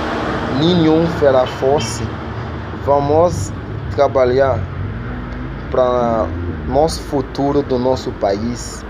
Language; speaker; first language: Portuguese; non-native, learner; Haitian Creole